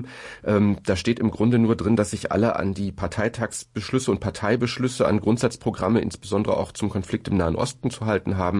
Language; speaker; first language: German; native; German